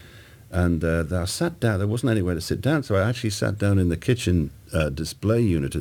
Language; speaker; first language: English; native; English